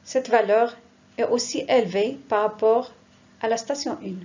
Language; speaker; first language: French; non-native, local second language; Arabic